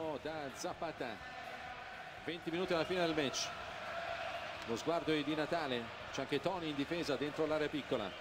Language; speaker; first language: Italian; native; Italian